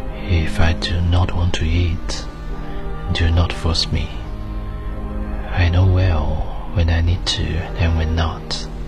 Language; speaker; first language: English; non-native, fluent; Chinese